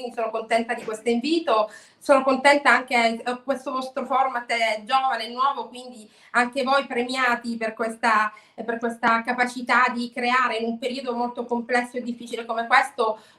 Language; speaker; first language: Italian; native; Italian